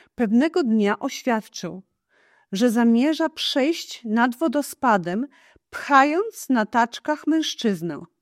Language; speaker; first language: Polish; non-native, fluent; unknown